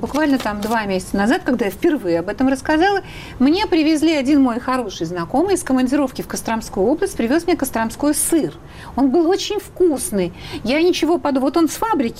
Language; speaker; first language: Russian; native; Russian